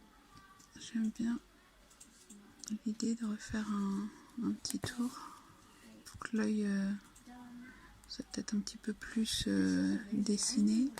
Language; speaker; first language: French; native; French